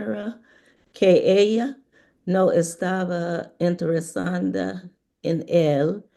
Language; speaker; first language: Spanish; non-native, learner; English